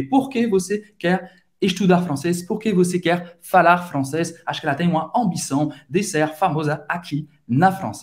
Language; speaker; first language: Portuguese; non-native, fluent; French